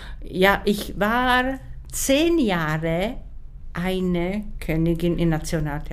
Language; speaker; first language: German; non-native, learner; Czech